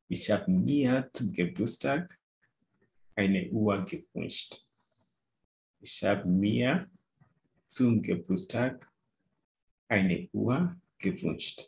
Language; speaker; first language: German; non-native, fluent; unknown